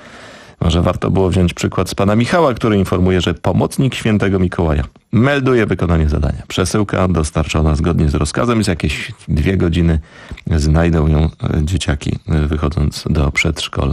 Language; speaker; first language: Polish; native; Polish